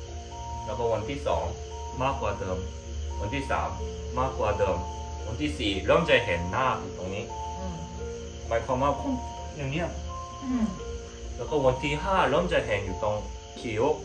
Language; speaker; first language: Thai; non-native, fluent; Korean